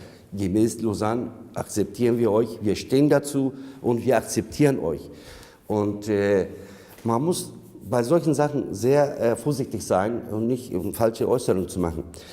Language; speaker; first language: German; non-native, fluent; Turkish